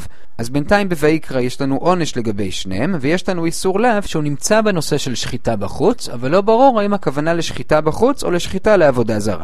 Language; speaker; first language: Hebrew; native; Hebrew